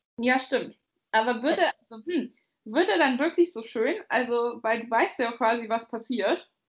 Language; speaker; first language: German; native; German